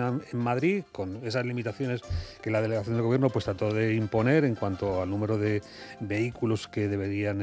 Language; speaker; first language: Spanish; native; Spanish